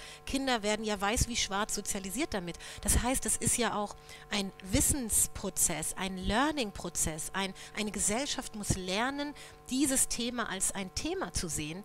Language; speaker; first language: German; native; German